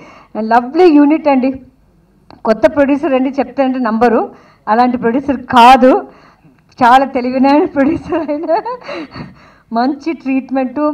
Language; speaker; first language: Telugu; non-native, fluent; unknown